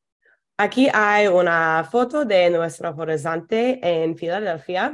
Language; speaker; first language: Spanish; non-native, fluent; English